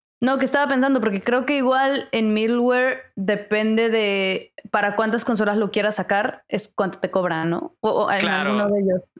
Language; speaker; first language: Spanish; native; Spanish